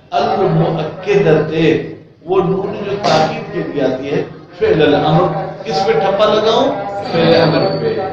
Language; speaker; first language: Urdu; non-native, local second language; Sindhi